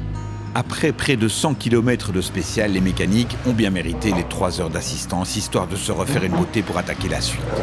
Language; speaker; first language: French; native; French